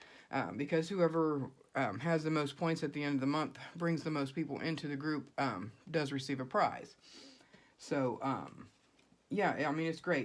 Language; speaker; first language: English; native; English